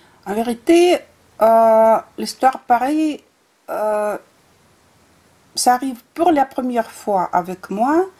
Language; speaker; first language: French; non-native, fluent; Russian